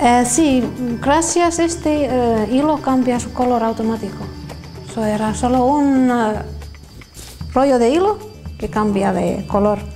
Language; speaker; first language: Spanish; non-native, learner; Finnish